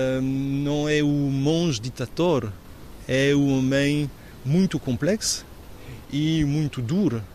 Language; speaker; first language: Portuguese; non-native, learner; French